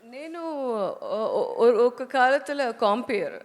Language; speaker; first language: Telugu; non-native, learner; Tamil